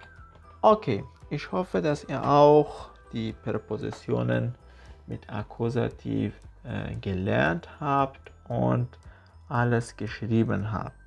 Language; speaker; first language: German; non-native, fluent; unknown